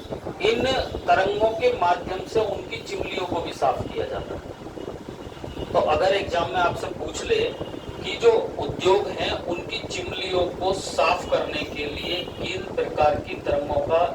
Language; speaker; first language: Hindi; native; Hindi